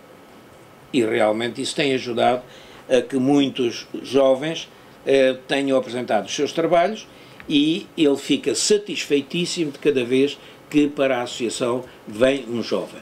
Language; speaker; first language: Portuguese; native; Portuguese